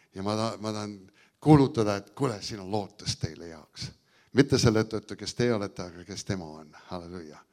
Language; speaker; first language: Estonian; early bilingual, heritage; Estonian